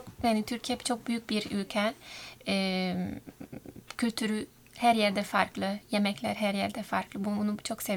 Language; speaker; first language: Turkish; non-native, fluent; Hungarian